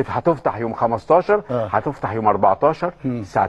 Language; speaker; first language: Arabic; native; Arabic